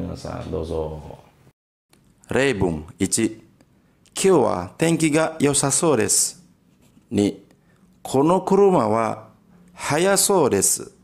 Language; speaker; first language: Japanese; non-native, learner; Indonesian